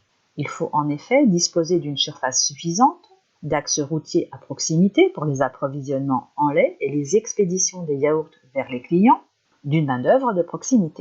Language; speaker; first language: French; native; French